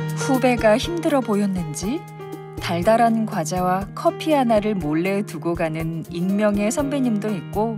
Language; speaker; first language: Korean; native; Korean